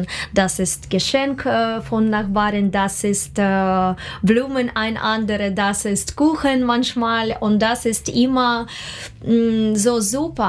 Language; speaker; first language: German; non-native, learner; Russian